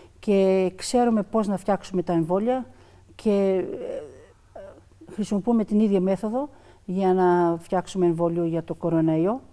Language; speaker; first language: Greek; early bilingual, other home language; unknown